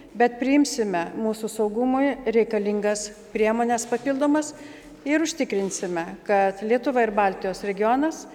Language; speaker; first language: Lithuanian; native; Lithuanian